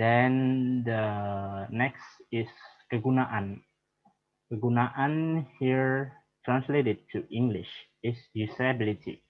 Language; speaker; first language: English; non-native, learner; Indonesian